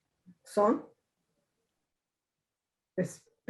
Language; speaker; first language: Spanish; non-native, learner; English